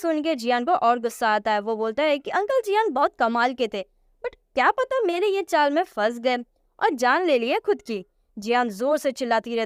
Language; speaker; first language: Hindi; native; Hindi